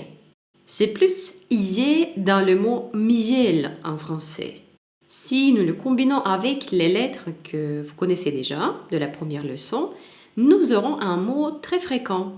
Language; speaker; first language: French; non-native, fluent; Russian